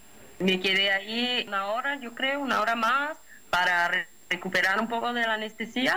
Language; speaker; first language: Spanish; non-native, fluent; Portuguese